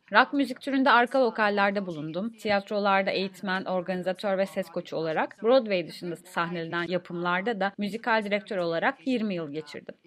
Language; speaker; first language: Turkish; native; Turkish